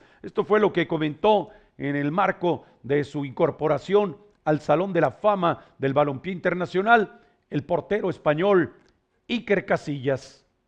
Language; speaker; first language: Spanish; native; Spanish